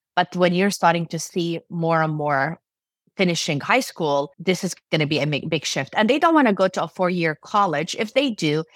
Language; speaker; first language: English; non-native, fluent; Arabic